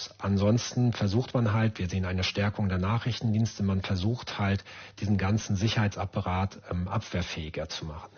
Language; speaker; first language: German; native; German